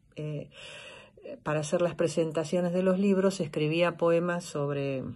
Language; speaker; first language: Spanish; native; Spanish